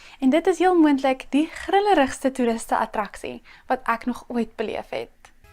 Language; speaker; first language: Afrikaans; native; Afrikaans